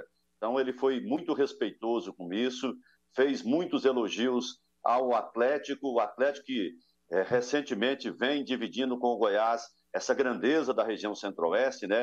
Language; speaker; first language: Portuguese; native; Portuguese